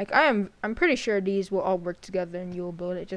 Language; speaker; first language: English; native; English